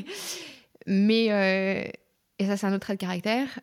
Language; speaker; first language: French; native; French